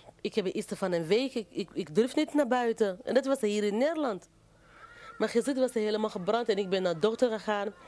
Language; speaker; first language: Dutch; non-native, fluent; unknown